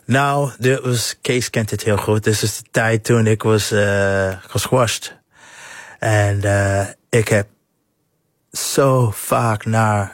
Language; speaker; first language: Dutch; non-native, fluent; English